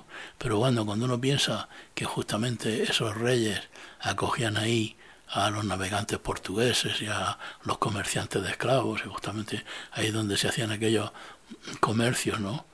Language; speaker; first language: Spanish; native; Spanish